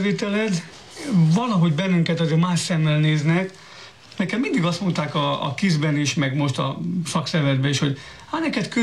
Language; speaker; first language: Hungarian; non-native, local second language; Greek